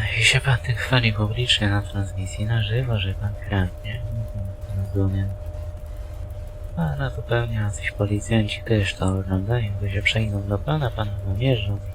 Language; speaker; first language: Polish; native; Polish